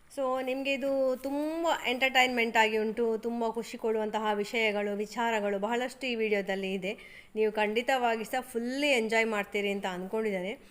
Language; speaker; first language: Kannada; non-native, local second language; Tulu